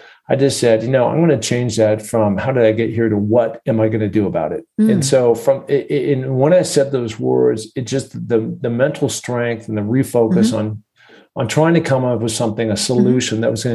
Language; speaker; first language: English; native; English